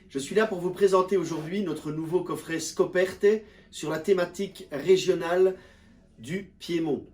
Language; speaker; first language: French; native; French